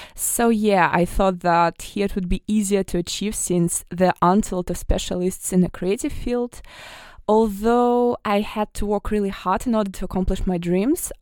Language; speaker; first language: English; non-native, fluent; Russian